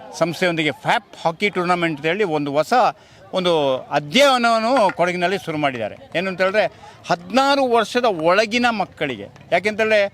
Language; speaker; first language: Kannada; non-native, local second language; Kodava